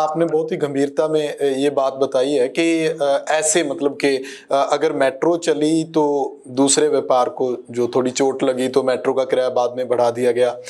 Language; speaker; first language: Hindi; non-native, local second language; Punjabi